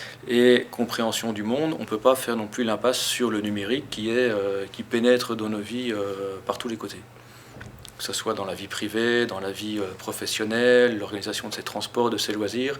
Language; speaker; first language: French; native; French